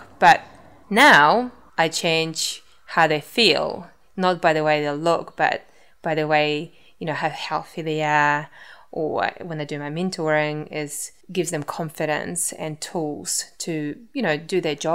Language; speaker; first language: English; non-native, fluent; Russian